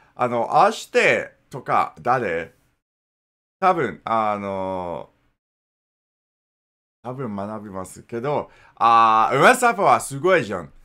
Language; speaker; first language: Japanese; non-native, learner; English